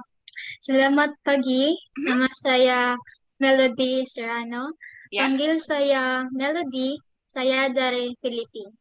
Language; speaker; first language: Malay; non-native, learner; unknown